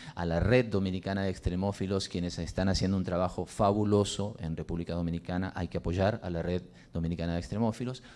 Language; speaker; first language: Spanish; native; Spanish